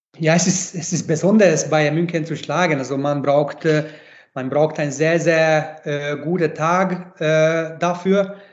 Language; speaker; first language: German; non-native, fluent; Hungarian